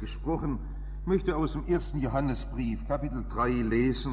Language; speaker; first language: German; native; German